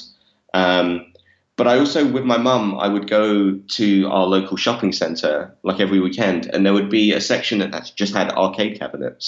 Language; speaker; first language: English; native; English